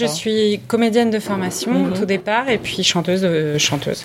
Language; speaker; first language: French; early bilingual, other home language; English